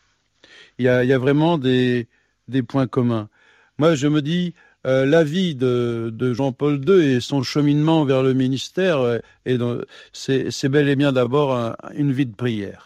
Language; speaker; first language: French; native; French